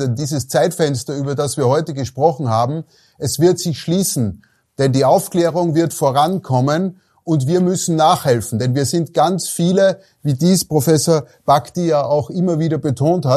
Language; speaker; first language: German; native; German